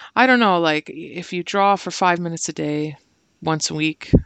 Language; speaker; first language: English; native; English